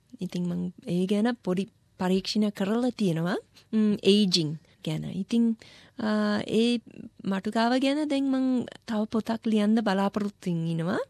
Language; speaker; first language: Sinhala; non-native, fluent; English